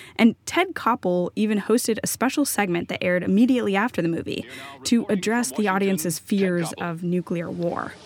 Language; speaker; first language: English; native; English